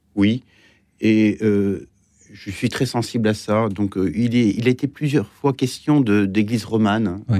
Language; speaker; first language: French; native; French